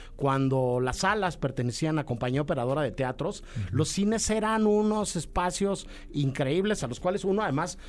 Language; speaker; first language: Spanish; native; Spanish